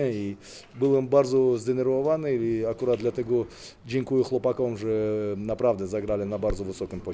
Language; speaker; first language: Polish; non-native, fluent; Russian